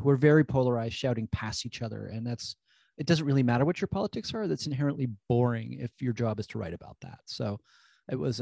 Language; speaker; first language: English; native; English